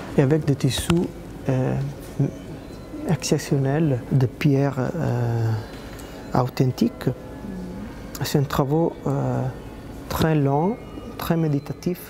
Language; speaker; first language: French; non-native, fluent; Italian